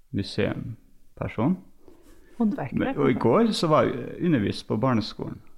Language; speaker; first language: Norwegian; non-native, fluent; English